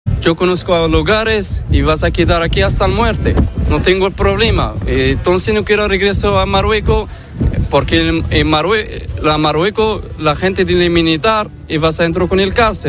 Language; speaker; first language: Spanish; non-native, learner; Arabic